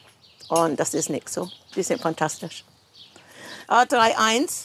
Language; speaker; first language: German; non-native, fluent; English